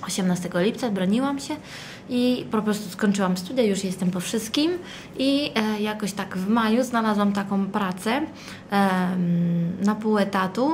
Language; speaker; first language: Polish; early bilingual, heritage; Italian